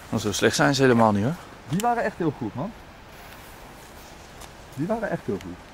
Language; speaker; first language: Dutch; native; Dutch